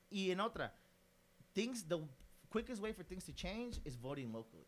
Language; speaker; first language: English; early bilingual, other home language; Spanish